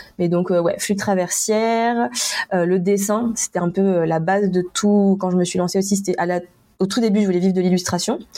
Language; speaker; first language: French; native; French